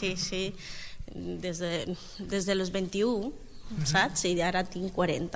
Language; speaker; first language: Catalan; non-native, learner; Spanish